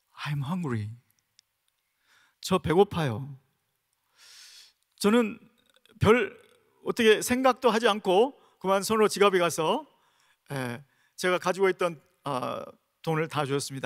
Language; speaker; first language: Korean; native; Korean